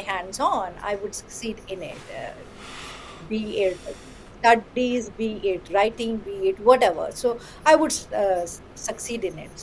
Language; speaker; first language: English; non-native, local second language; Bangla